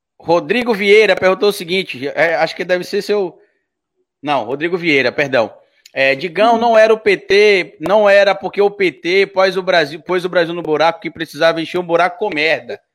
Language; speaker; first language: Portuguese; native; Portuguese